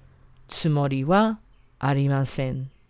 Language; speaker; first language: Japanese; non-native, fluent; English